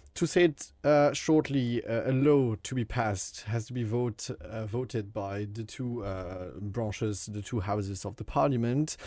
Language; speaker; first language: English; non-native, fluent; French